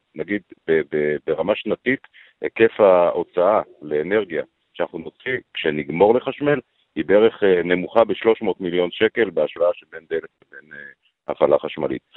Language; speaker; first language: Hebrew; native; Hebrew